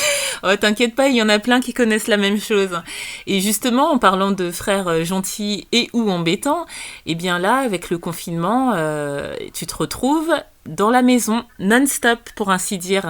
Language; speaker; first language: French; native; French